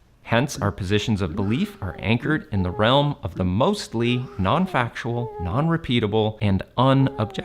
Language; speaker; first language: English; native; English